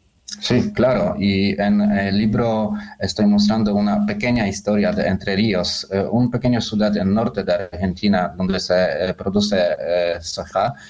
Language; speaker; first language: Spanish; non-native, learner; Polish